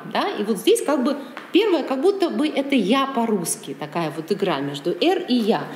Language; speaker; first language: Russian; native; Russian